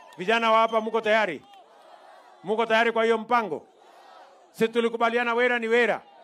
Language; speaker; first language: Swahili; non-native, local second language; Kalenjin